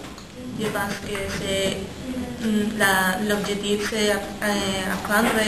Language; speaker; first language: French; non-native, learner; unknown